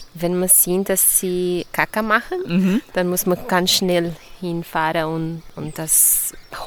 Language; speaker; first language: German; non-native, learner; Portuguese